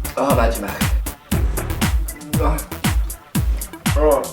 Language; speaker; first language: Korean; non-native, learner; English